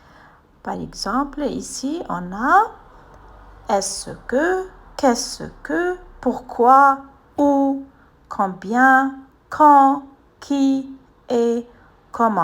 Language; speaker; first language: French; non-native, fluent; Arabic